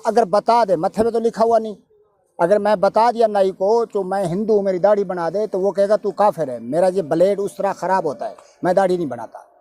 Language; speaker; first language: Urdu; non-native, local second language; Punjabi